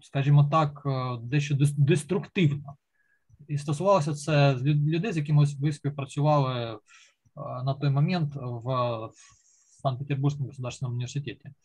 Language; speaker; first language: Ukrainian; native; Ukrainian